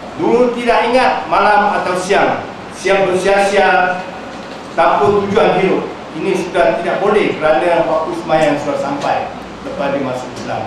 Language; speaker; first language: Malay; non-native, local second language; Chinese